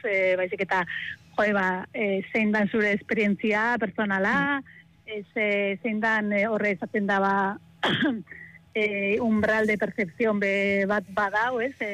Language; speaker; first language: Basque; native; Basque